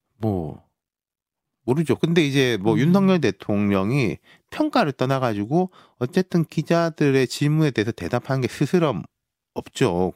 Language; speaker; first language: Korean; native; Korean